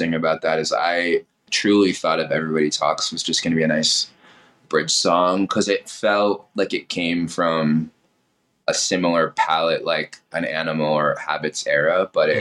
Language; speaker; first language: English; native; English